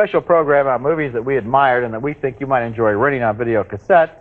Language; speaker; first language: English; native; English